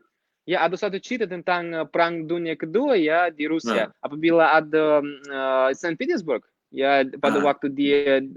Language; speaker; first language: Indonesian; non-native, fluent; Russian